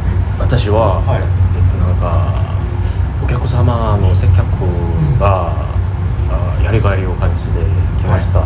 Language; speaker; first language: Japanese; non-native, learner; Korean